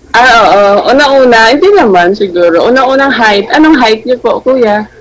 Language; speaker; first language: Filipino; non-native, local second language; Hiligaynon